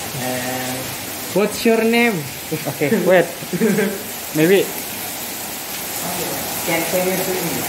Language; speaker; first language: English; non-native, learner; Indonesian